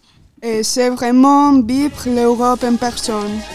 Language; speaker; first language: French; non-native, fluent; Galician